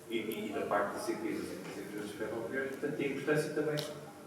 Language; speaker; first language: Portuguese; native; Portuguese